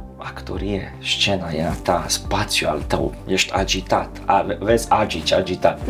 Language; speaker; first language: Romanian; non-native, fluent; Serbian